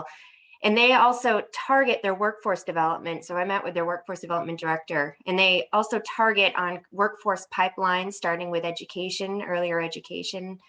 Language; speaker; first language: English; native; English